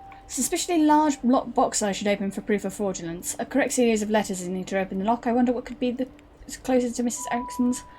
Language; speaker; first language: English; native; English